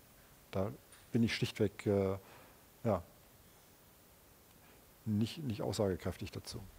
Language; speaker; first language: German; native; German